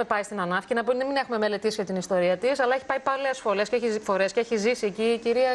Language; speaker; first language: Greek; native; Greek